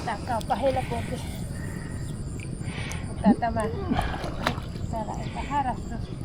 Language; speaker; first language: Finnish; non-native, learner; Thai